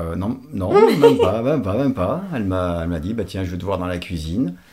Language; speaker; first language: French; non-native, fluent; Portuguese